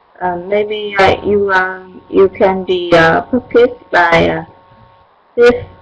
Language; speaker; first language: English; non-native, learner; Vietnamese